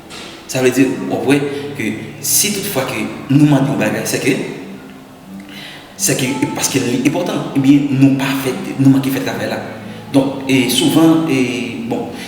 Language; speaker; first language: French; non-native, learner; Haitian Creole